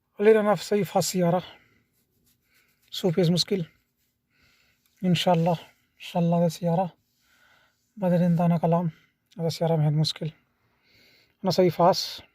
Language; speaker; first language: Arabic; non-native, learner; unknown